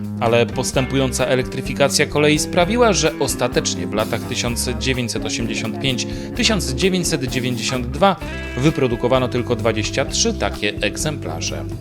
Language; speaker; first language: Polish; native; Polish